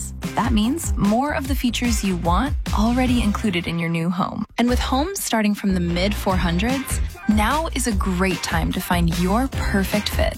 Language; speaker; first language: English; native; English